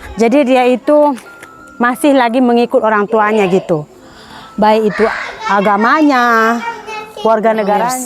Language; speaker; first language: Indonesian; native; Indonesian